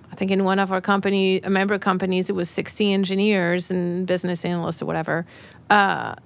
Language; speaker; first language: English; non-native, fluent; French